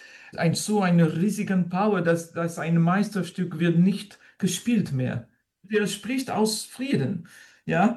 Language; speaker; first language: German; non-native, fluent; French